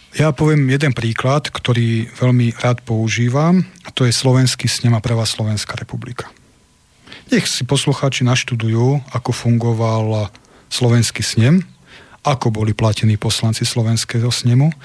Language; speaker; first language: Slovak; native; Slovak